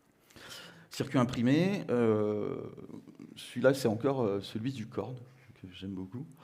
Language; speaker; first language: French; native; French